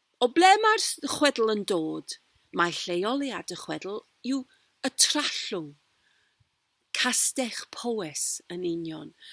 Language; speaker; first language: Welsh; non-native, local second language; English